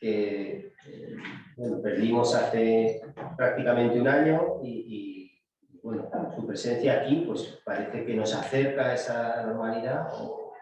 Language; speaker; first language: Spanish; native; Spanish